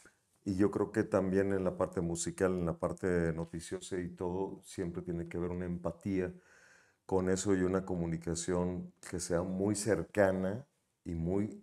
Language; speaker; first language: Spanish; native; Spanish